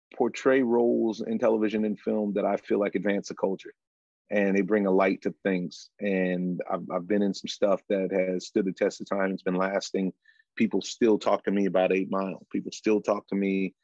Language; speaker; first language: English; native; English